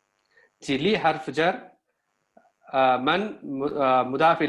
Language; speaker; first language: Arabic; non-native, learner; Hindi